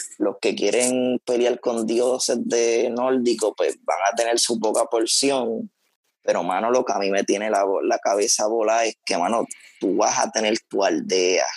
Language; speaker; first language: Spanish; native; Spanish